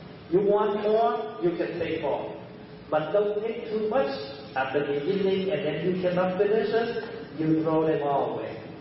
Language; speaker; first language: English; early bilingual, other home language; Vietnamese